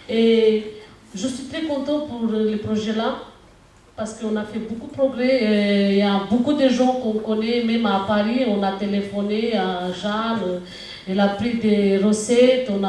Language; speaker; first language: French; non-native, learner; Romanian